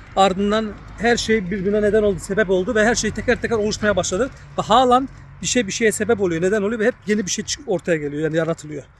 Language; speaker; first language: Turkish; early bilingual, heritage; Turkish